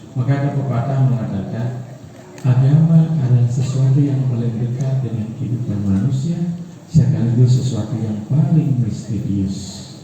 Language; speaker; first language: Indonesian; non-native, local second language; Balinese